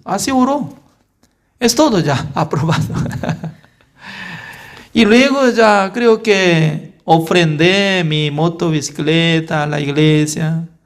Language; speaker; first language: Spanish; non-native, fluent; Korean